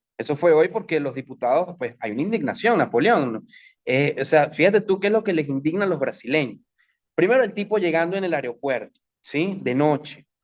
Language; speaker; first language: Spanish; native; Spanish